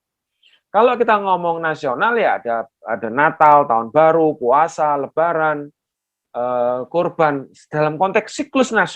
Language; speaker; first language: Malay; non-native, local second language; Javanese